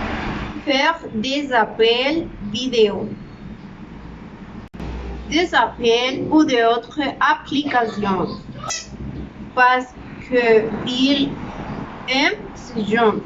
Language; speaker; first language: French; non-native, learner; Spanish